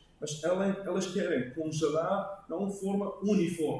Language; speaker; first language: Portuguese; non-native, learner; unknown